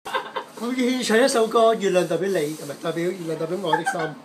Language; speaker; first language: Chinese; native; Chinese